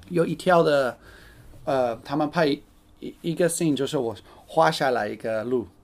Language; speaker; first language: Chinese; non-native, fluent; English